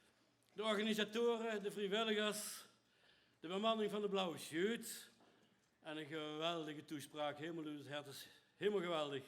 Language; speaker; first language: Dutch; native; Dutch